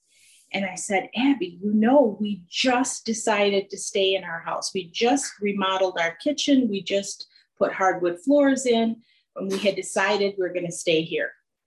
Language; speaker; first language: English; native; English